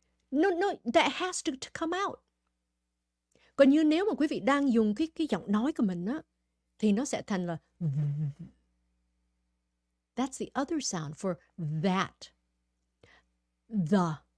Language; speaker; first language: Vietnamese; early bilingual, heritage; Vietnamese